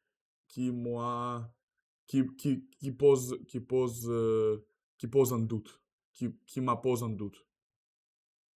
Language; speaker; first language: French; non-native, learner; Russian